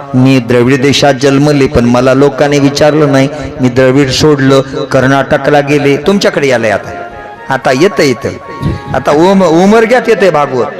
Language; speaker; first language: Marathi; native; Marathi